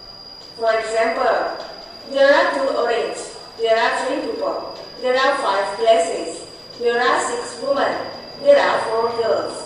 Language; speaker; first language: English; non-native, fluent; Indonesian